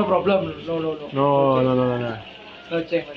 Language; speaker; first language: English; non-native, learner; Indonesian